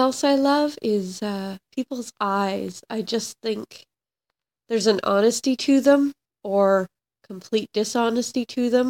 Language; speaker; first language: English; native; English